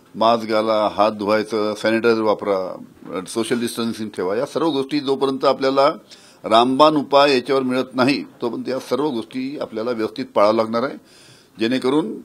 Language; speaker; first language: Marathi; native; Marathi